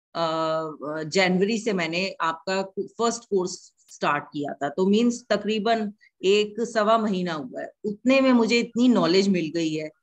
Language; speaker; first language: Hindi; native; Hindi